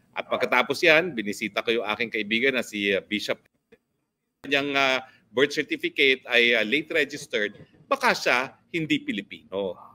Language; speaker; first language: Filipino; native; Filipino